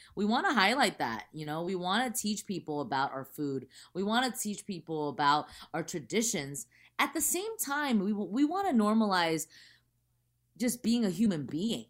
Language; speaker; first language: English; early bilingual, other home language; Chinese